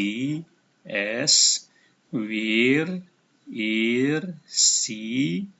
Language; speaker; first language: German; non-native, fluent; Indonesian